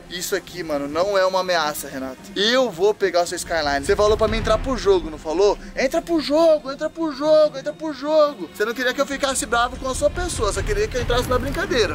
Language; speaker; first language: Portuguese; native; Portuguese